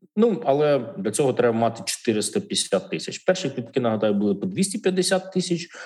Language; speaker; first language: Ukrainian; native; Ukrainian